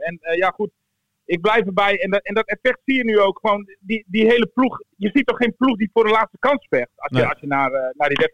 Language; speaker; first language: Dutch; native; Dutch